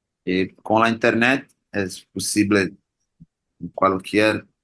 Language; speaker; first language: Spanish; non-native, learner; Portuguese